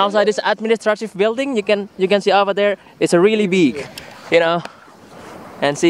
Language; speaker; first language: English; non-native, learner; Indonesian